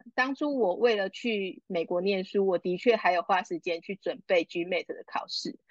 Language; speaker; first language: Chinese; native; Chinese